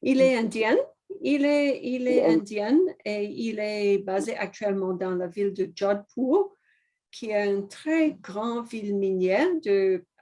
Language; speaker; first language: French; non-native, fluent; English